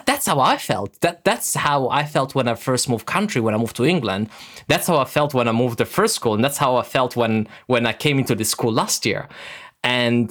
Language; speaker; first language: English; early bilingual, other home language; Italian